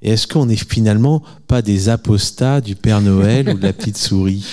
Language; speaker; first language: French; native; French